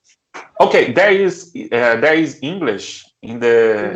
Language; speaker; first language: English; non-native, learner; Portuguese